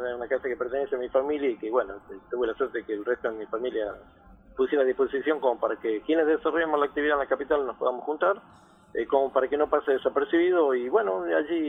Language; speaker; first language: Spanish; native; Spanish